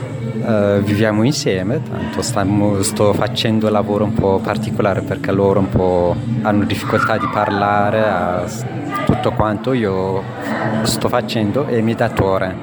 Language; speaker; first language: Italian; non-native, learner; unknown